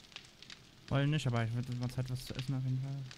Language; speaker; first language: German; native; German